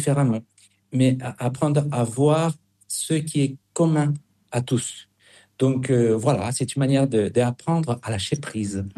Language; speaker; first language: French; non-native, fluent; Spanish